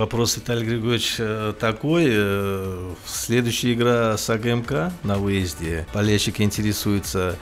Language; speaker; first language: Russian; non-native, local second language; Uzbek